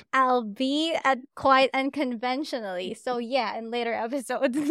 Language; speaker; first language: English; non-native, local second language; Filipino